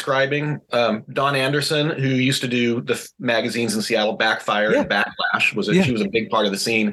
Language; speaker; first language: English; native; English